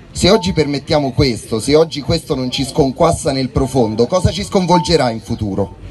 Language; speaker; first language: Italian; native; Italian